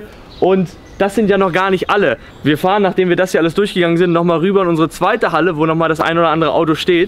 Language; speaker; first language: German; native; German